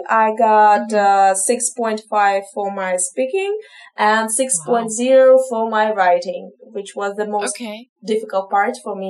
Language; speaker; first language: English; non-native, fluent; Ukrainian